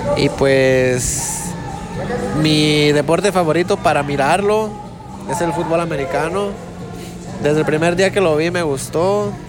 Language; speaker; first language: Spanish; native; Spanish